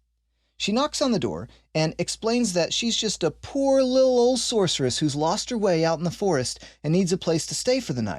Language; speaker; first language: English; native; English